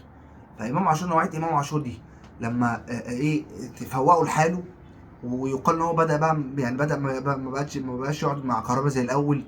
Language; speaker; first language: Arabic; native; Arabic